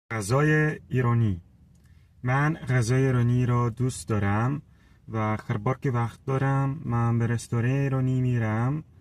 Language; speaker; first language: Persian; non-native, learner; Italian